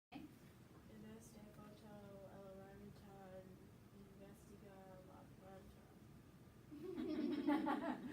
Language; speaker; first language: Spanish; non-native, learner; English